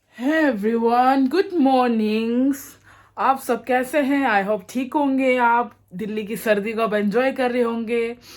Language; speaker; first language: Hindi; non-native, local second language; Mizo